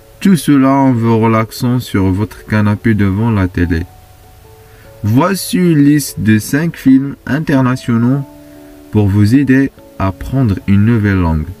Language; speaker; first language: French; non-native, fluent; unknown